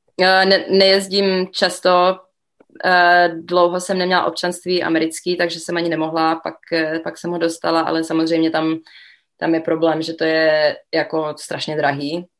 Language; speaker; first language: Czech; early bilingual, other home language; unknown